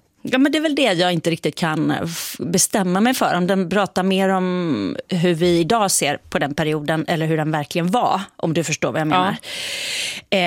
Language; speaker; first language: Swedish; native; Swedish